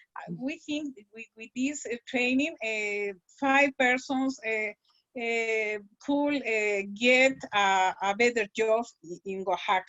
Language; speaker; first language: English; non-native, learner; Spanish